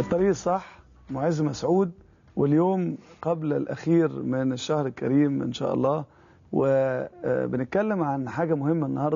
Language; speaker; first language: Arabic; native; Arabic